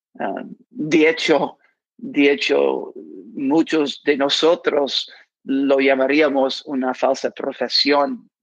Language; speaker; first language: Spanish; non-native, fluent; English